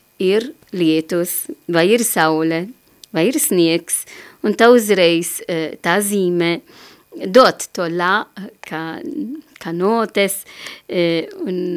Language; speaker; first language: Latvian; non-native, learner; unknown